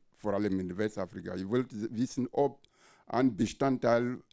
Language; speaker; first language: German; non-native, fluent; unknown